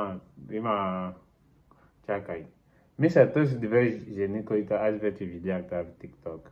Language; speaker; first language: Bulgarian; non-native, learner; Portuguese